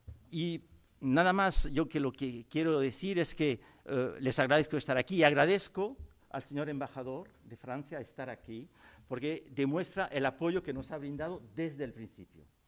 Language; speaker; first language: Spanish; native; Spanish